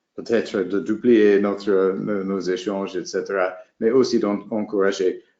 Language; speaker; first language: French; non-native, fluent; English